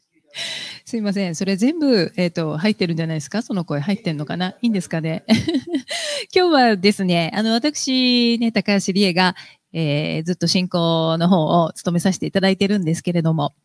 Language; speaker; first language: Japanese; native; Japanese